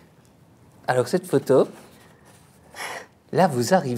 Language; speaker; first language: French; native; French